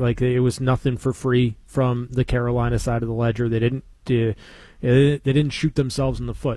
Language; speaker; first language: English; native; English